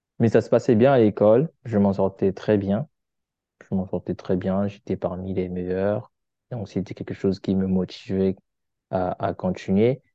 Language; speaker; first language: French; non-native, local second language; Lingala